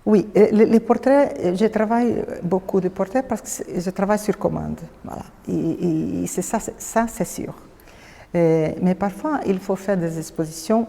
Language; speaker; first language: French; non-native, fluent; Portuguese